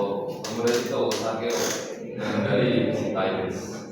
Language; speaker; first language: Japanese; non-native, learner; Indonesian